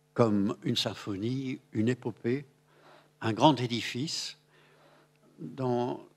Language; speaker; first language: French; non-native, fluent; English